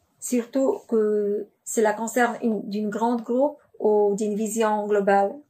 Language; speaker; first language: French; non-native, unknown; Polish